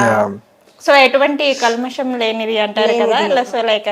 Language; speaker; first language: Telugu; native; Telugu